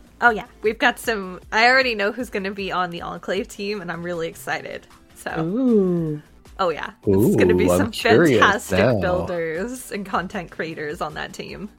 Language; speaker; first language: English; native; English